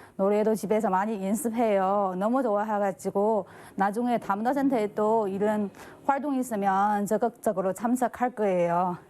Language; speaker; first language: Korean; non-native, fluent; Filipino